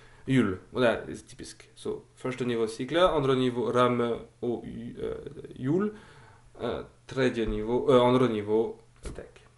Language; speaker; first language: Norwegian; non-native, fluent; French